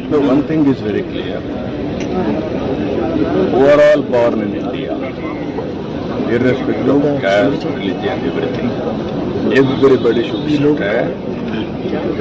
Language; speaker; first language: English; non-native, local second language; Telugu